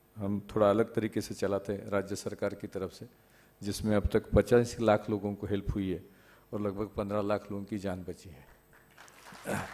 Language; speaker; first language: Hindi; non-native, local second language; Marathi